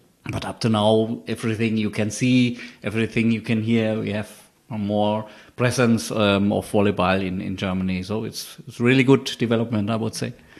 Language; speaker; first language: English; non-native, learner; German